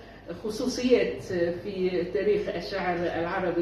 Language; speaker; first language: Arabic; native; Arabic